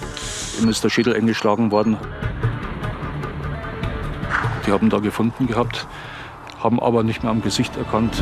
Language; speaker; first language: German; native; German